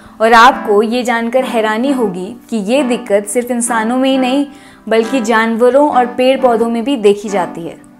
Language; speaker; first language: Hindi; native; Hindi